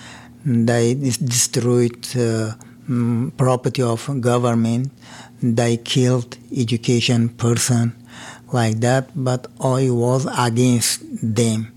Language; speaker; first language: English; non-native, learner; Persian